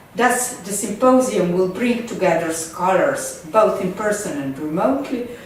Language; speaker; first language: English; non-native, fluent; Slovenian